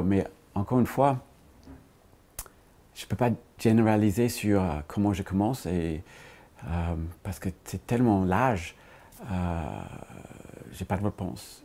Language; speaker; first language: French; non-native, fluent; English